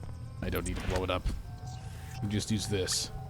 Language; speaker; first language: English; native; English